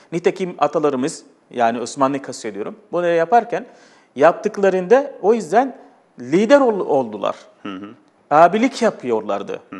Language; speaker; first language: Turkish; non-native, fluent; Arabic